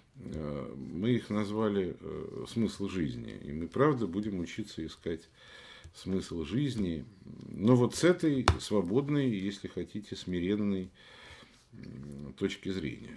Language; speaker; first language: Russian; native; Russian